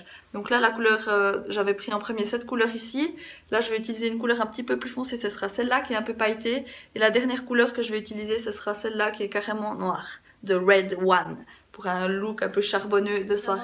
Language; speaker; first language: French; native; French